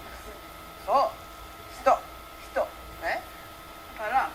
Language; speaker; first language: Japanese; early bilingual, heritage; Japanese